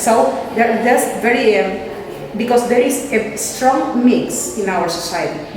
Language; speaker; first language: English; non-native, fluent; Spanish